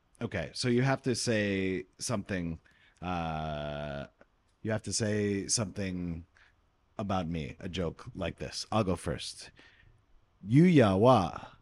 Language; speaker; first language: English; native; English